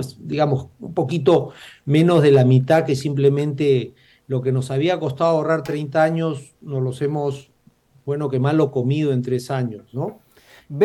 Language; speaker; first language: Spanish; native; Spanish